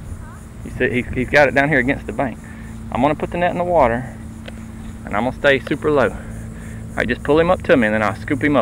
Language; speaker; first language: English; native; English